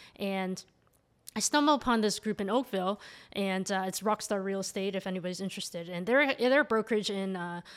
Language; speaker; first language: English; native; English